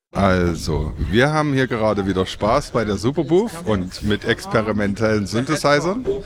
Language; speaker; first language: German; native; German